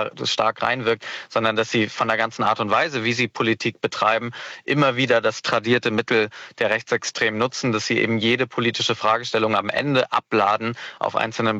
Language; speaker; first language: German; native; German